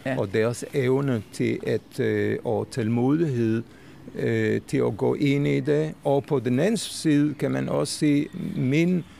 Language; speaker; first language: Danish; non-native, fluent; Hebrew